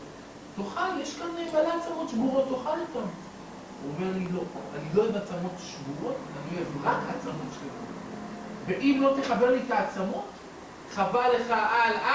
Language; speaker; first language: Hebrew; native; Hebrew